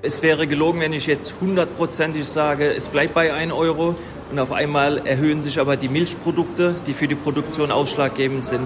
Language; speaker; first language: German; native; German